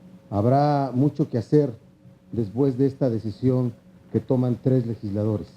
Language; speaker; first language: Spanish; native; Spanish